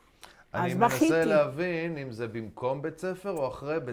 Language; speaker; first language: Hebrew; native; Hebrew